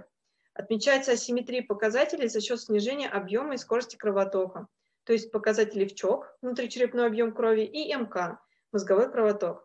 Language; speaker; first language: Russian; native; Russian